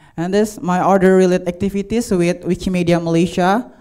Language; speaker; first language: English; non-native, learner; Indonesian